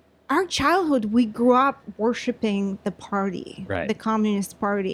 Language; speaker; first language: English; non-native, fluent; Russian